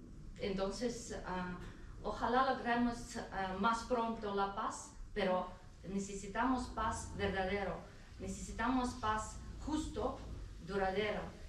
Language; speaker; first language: Spanish; non-native, fluent; Ukrainian